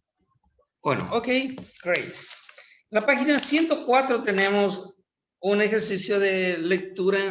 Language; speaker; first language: Spanish; native; Spanish